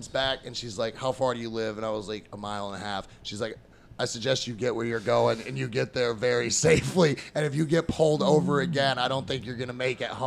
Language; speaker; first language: English; native; English